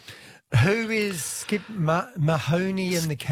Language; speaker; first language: English; native; English